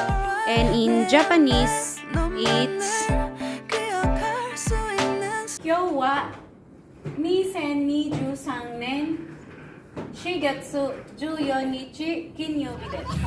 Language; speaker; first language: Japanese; non-native, learner; Filipino